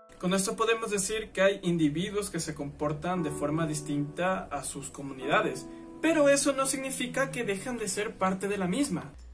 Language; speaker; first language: Spanish; native; Spanish